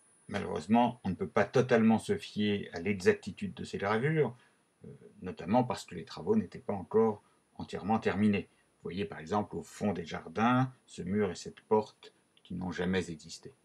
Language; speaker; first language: French; native; French